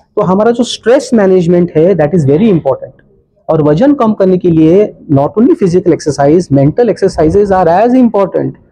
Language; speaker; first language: Hindi; non-native, local second language; Marathi